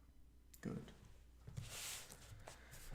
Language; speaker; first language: Spanish; non-native, learner; English